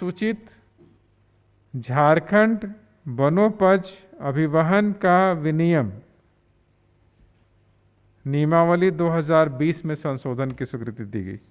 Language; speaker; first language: Hindi; native; Hindi